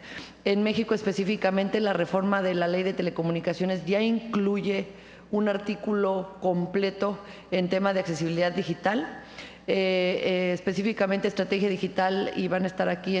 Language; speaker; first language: Spanish; native; Spanish